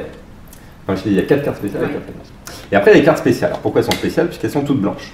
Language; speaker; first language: French; native; French